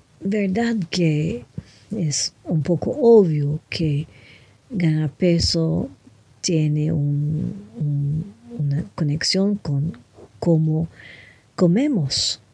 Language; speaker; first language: Spanish; non-native, fluent; French